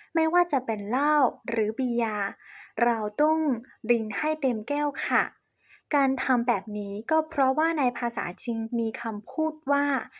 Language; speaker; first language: Thai; non-native, fluent; Chinese